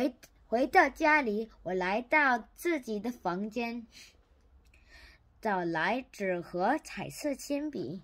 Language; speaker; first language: Chinese; non-native, learner; Korean